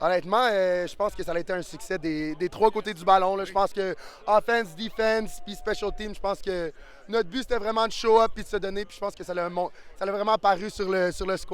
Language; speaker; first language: French; native; French